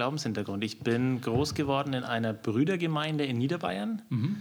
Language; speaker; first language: German; native; German